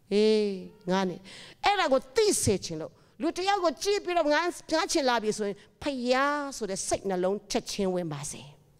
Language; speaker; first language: Burmese; non-native, local second language; Tedim Chin